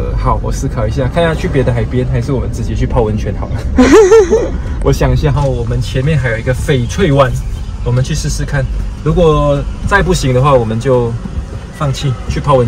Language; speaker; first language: Chinese; native; Chinese